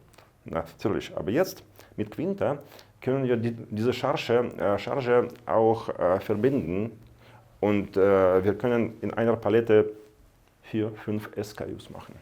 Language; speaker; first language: German; non-native, fluent; Russian